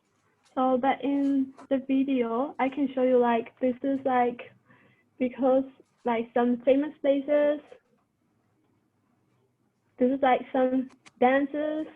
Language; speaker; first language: English; non-native, fluent; Burmese